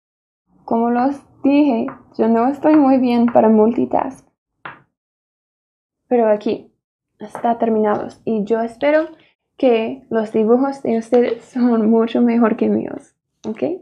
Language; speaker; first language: Spanish; non-native, fluent; English